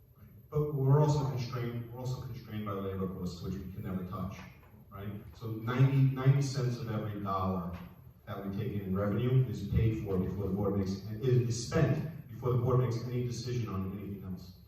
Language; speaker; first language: English; native; English